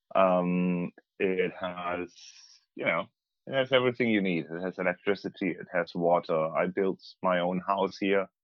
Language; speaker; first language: English; non-native, fluent; German